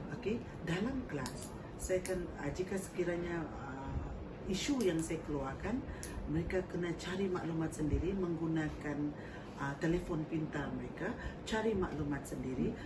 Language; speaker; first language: Malay; non-native, local second language; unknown